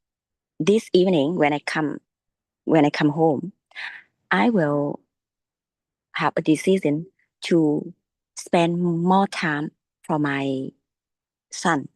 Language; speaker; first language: English; non-native, learner; Vietnamese